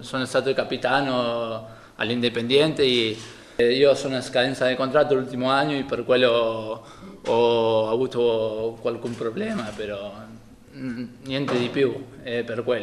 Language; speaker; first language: Italian; non-native, fluent; Spanish